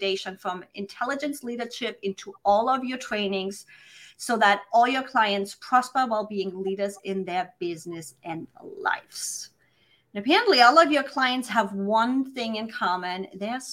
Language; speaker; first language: English; non-native, fluent; German